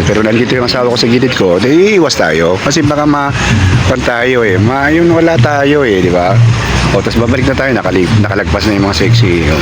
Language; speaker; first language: Filipino; non-native, local second language; Cebuano